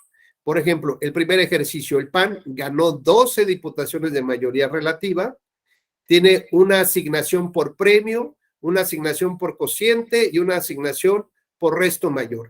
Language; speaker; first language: Spanish; native; Spanish